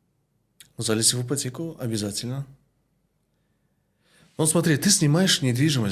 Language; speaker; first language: Russian; non-native, local second language; Tajik